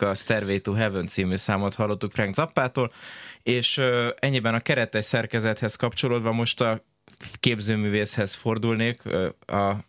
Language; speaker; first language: Hungarian; native; Hungarian